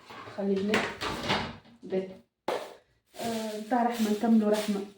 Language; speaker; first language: Arabic; native; Arabic